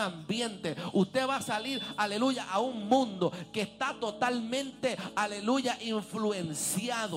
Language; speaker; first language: Spanish; native; Spanish